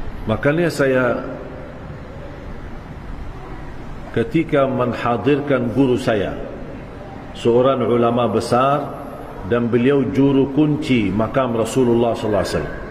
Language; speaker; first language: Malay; non-native, fluent; Arabic